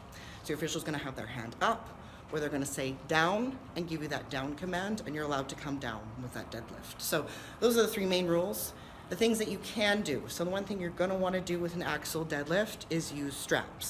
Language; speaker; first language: English; native; English